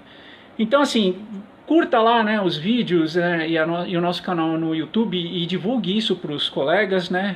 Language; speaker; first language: Portuguese; native; Portuguese